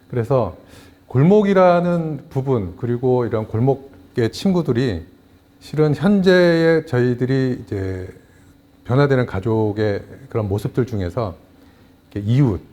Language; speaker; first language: Korean; native; Korean